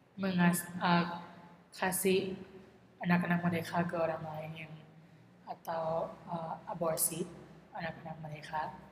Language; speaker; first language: Indonesian; non-native, learner; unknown